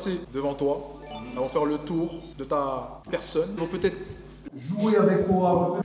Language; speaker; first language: French; native; French